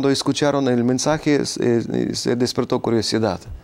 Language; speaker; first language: Spanish; non-native, fluent; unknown